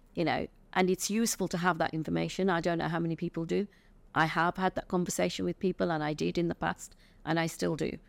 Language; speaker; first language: English; native; English